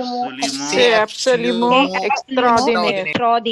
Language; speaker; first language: French; non-native, learner; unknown